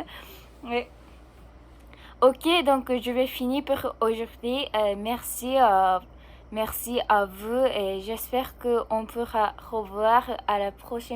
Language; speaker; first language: French; non-native, learner; Japanese